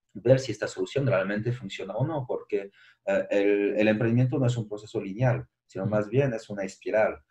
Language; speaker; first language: Spanish; non-native, fluent; French